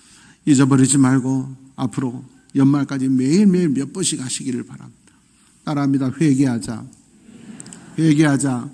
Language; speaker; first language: Korean; native; Korean